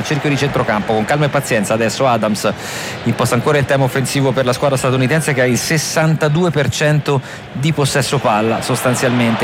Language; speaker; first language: Italian; native; Italian